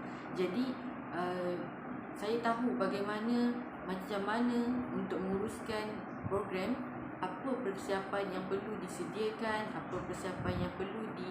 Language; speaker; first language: Malay; native; Malay